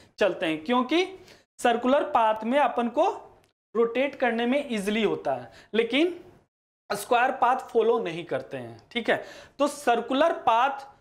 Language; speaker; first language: Hindi; native; Hindi